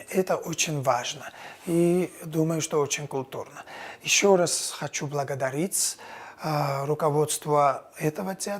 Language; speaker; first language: Russian; non-native, fluent; Georgian